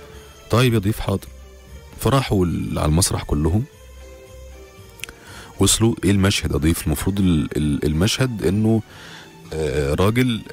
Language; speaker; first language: Arabic; native; Arabic